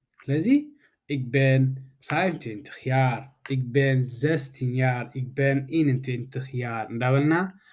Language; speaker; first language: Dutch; non-native, fluent; Tigrinya